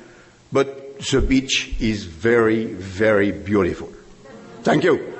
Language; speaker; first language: English; non-native, learner; French